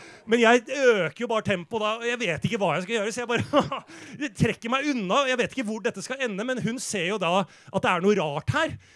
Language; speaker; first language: Norwegian; native; Norwegian